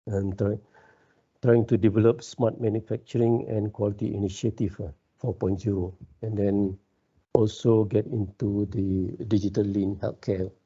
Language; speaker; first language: English; non-native, local second language; Malay